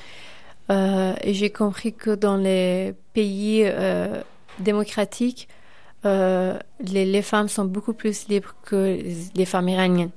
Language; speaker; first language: French; non-native, fluent; Persian